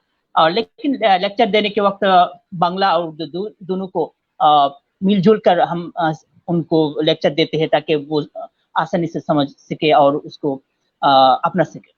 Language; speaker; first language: Hindi; non-native, fluent; Bangla